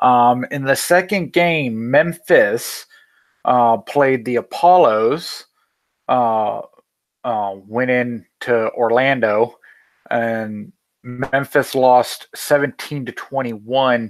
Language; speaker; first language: English; native; English